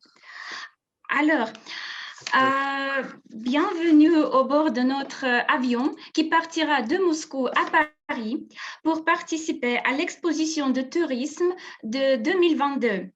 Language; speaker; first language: French; non-native, fluent; Russian